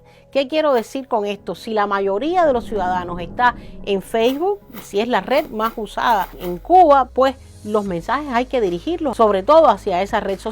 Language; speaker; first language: Spanish; native; Spanish